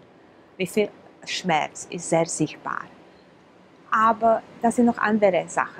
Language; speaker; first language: German; non-native, fluent; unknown